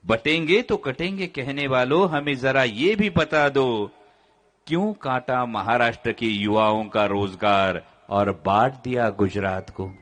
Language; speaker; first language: Hindi; non-native, local second language; Marathi